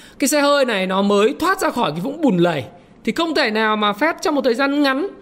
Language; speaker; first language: Vietnamese; native; Vietnamese